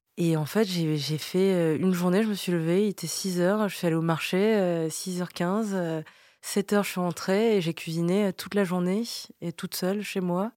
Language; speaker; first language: French; early bilingual, other home language; Vietnamese